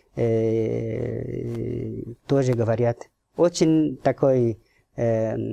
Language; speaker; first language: Russian; non-native, fluent; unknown